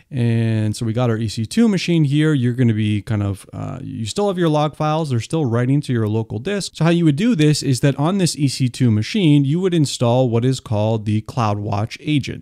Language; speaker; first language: English; native; English